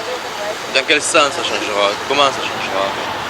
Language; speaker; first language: French; native; French